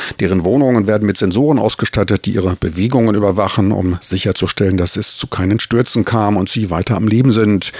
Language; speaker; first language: German; native; German